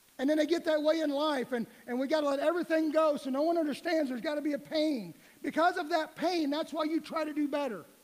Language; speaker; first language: English; native; English